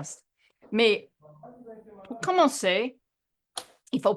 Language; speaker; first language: French; non-native, fluent; English